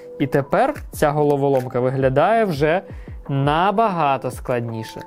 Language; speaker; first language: Ukrainian; non-native, local second language; Russian